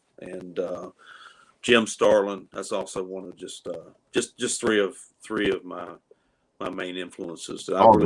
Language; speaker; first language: English; native; English